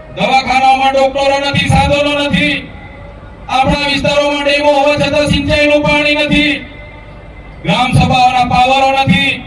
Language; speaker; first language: Gujarati; non-native, local second language; Bhili